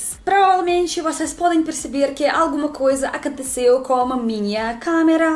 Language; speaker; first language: Portuguese; non-native, learner; Russian